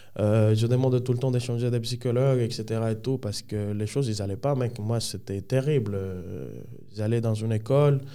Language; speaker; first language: French; non-native, fluent; Spanish